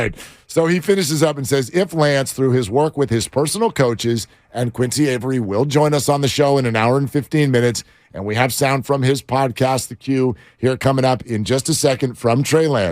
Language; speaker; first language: English; native; English